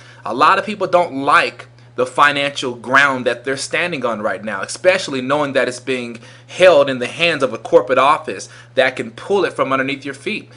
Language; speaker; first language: English; native; English